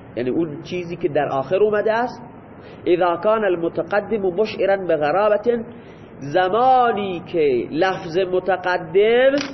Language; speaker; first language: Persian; non-native, local second language; Baluchi